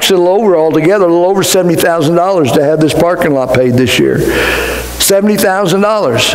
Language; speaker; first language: English; native; English